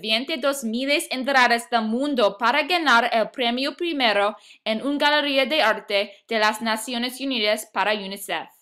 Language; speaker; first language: Spanish; non-native, learner; English